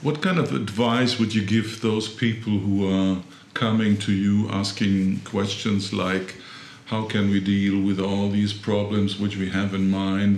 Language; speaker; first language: English; non-native, fluent; German